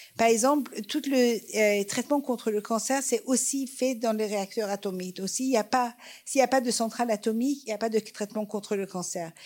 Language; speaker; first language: French; non-native, fluent; Persian